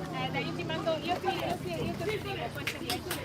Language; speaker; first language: Italian; native; Italian